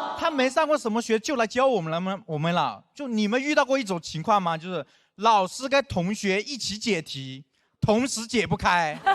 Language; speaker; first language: Chinese; non-native, local second language; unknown